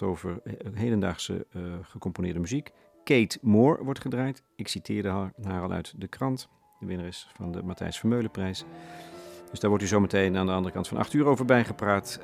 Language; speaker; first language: Dutch; native; Dutch